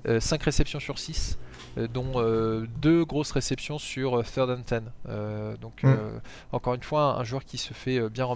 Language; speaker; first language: French; native; French